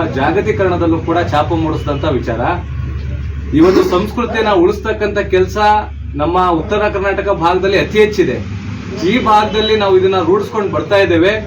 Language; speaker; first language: Kannada; non-native, local second language; Lambadi